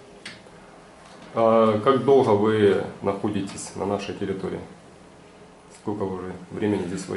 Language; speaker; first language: Russian; native; Russian